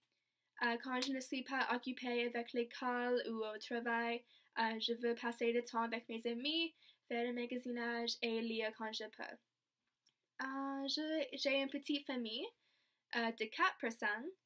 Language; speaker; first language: French; non-native, learner; English